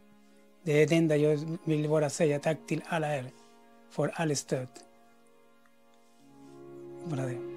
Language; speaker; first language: Swedish; non-native, fluent; Spanish